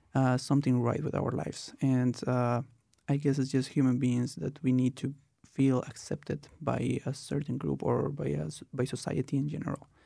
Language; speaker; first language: English; non-native, fluent; Spanish